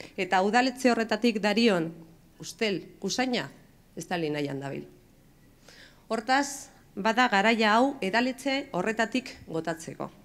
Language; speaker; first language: Basque; non-native, local second language; Spanish